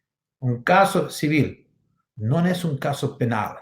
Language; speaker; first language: Spanish; non-native, learner; English